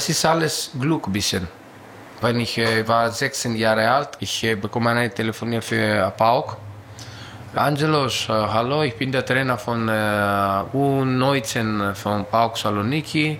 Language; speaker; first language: German; non-native, learner; Greek